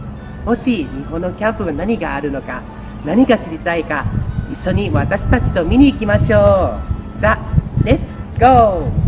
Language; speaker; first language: Japanese; non-native, learner; Thai